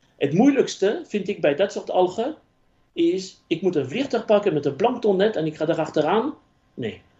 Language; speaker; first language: Dutch; non-native, fluent; French